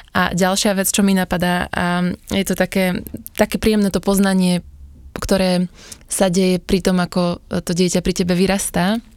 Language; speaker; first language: Slovak; native; Slovak